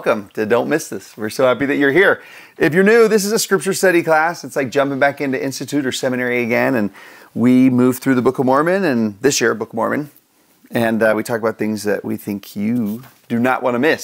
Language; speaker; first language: English; native; English